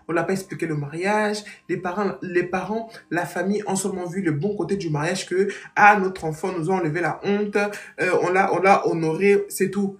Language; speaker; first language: French; non-native, fluent; Portuguese